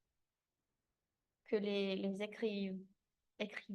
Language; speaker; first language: French; early bilingual, heritage; English